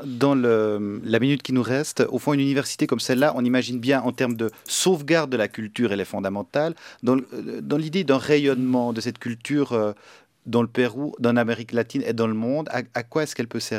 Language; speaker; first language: French; native; French